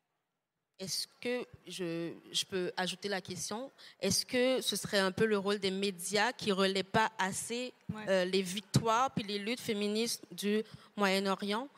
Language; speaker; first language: French; native; French